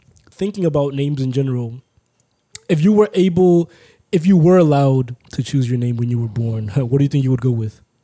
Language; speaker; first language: English; early bilingual, other home language; Spanish